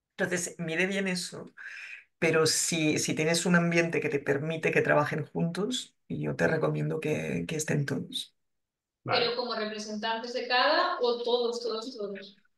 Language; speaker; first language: Spanish; non-native, fluent; French